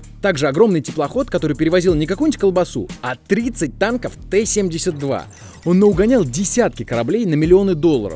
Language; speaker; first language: Russian; native; Russian